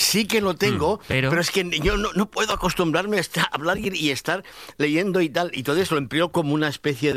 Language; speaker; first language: Spanish; native; Spanish